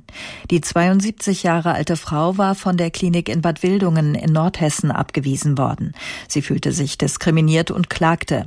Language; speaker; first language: German; native; German